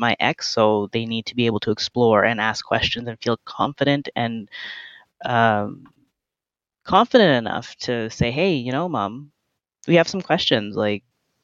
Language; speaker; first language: English; native; English